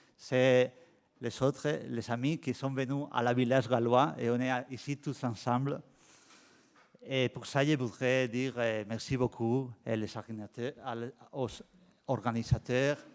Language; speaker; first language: French; non-native, learner; Spanish